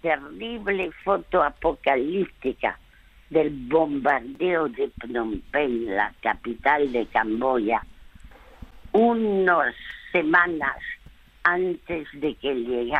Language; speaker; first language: Spanish; early bilingual, other home language; French